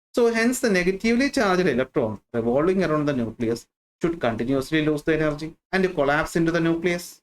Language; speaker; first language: English; non-native, local second language; Malayalam